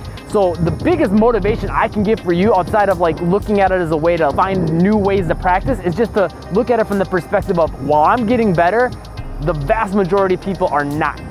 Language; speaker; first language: English; native; English